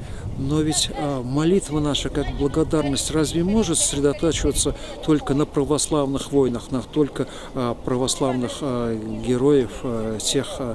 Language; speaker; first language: Russian; native; Russian